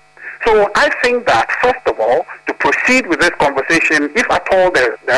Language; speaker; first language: English; non-native, local second language; Ewe